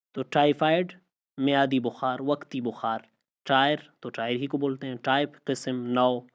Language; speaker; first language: Urdu; non-native, local second language; Baluchi